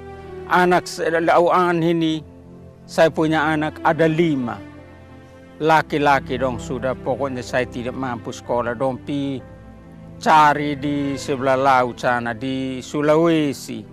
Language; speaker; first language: Indonesian; non-native, local second language; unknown